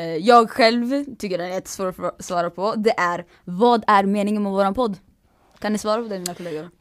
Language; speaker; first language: Swedish; early bilingual, other home language; Tigrinya